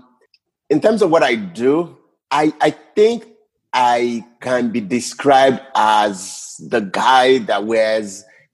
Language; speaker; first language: English; non-native, local second language; Yoruba